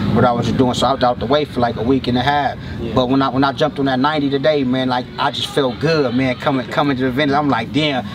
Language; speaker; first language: English; native; English